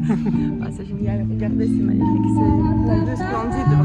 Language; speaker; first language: French; non-native, learner; Russian